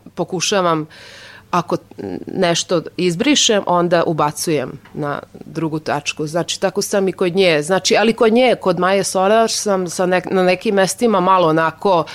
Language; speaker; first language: Serbian; non-native, local second language; Hungarian